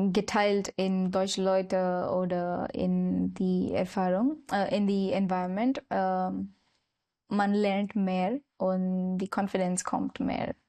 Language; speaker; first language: German; non-native, learner; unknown